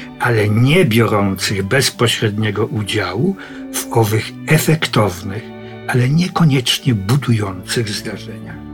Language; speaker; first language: Polish; native; Polish